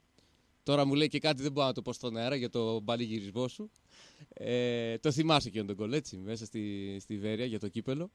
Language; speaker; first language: Greek; native; Greek